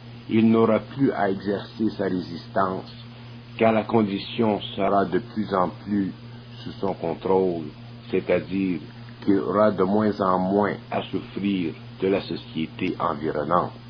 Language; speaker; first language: French; native; French